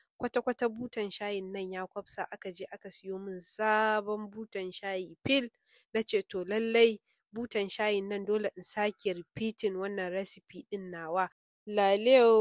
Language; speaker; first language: Hausa; non-native, local second language; Kanuri